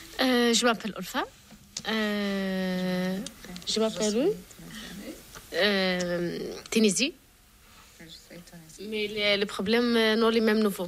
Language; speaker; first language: French; non-native, learner; Arabic